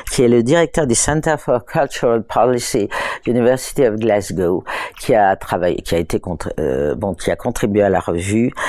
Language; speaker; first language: French; native; French